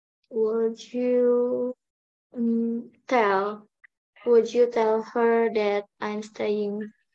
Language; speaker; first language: English; non-native, learner; Indonesian